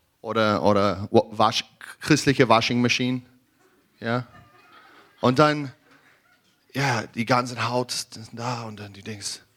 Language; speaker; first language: German; non-native, learner; English